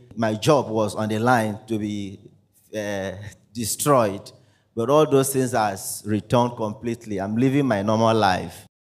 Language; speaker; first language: English; non-native, local second language; Ibibio